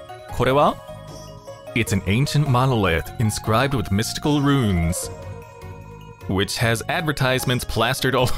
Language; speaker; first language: English; native; English